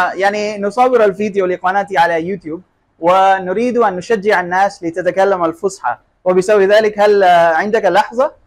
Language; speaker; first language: Arabic; non-native, fluent; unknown